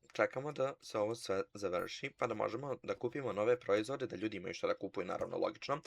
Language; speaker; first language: Bosnian; early bilingual, heritage; Bosnian